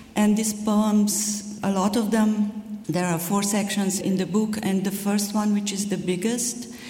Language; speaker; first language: English; non-native, fluent; Slovenian